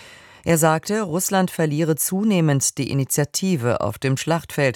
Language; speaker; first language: German; native; German